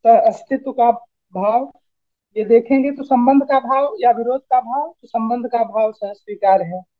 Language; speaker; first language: Hindi; native; Hindi